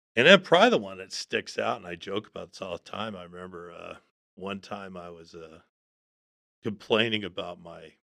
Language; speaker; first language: English; native; English